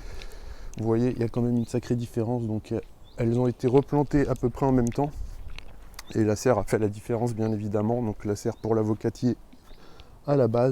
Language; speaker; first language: French; native; French